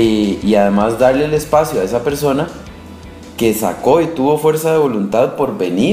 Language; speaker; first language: Spanish; native; Spanish